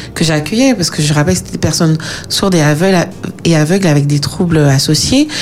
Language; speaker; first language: French; native; French